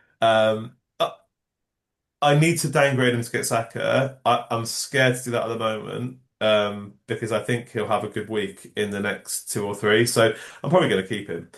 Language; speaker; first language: English; native; English